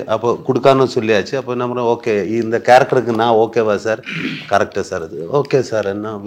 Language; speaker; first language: Tamil; non-native, learner; Malayalam